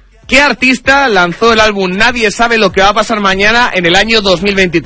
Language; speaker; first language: Spanish; native; Spanish